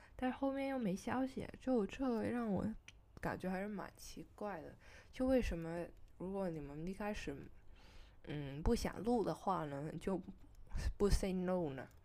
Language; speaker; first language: Chinese; non-native, local second language; Cantonese